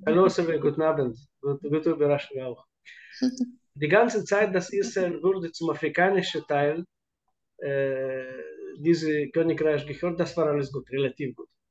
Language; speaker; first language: German; non-native, fluent; Russian